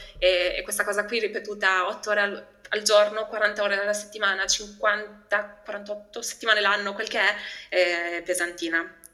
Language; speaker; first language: Italian; early bilingual, other home language; Albanian